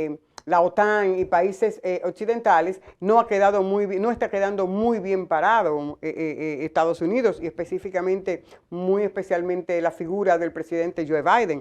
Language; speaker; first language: Spanish; native; Spanish